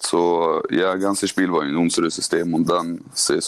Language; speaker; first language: German; non-native, learner; Swedish